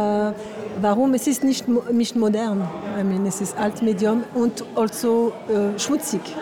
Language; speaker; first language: German; non-native, learner; French